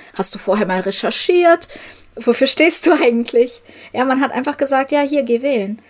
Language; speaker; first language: German; non-native, fluent; Ukrainian